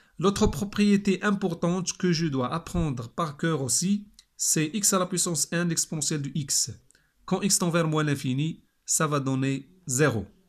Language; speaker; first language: French; non-native, local second language; Arabic